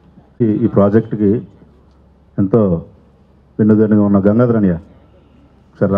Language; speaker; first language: Telugu; native; Telugu